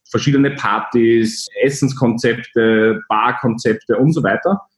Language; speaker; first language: German; native; German